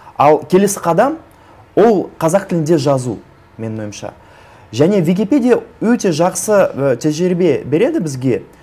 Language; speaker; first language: Kazakh; non-native, local second language; Russian